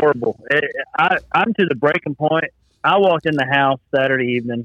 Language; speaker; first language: English; native; English